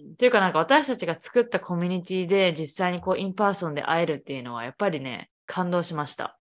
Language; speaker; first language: Japanese; native; Japanese